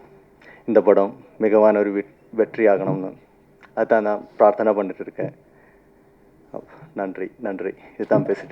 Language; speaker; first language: Tamil; non-native, learner; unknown